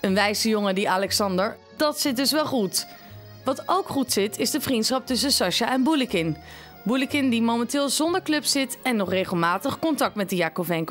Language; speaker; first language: Dutch; native; Dutch